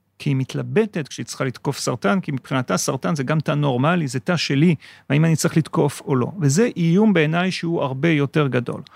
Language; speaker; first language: Hebrew; non-native, fluent; French